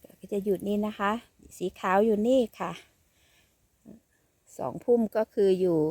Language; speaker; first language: Thai; native; Thai